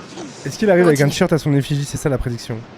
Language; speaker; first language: French; native; French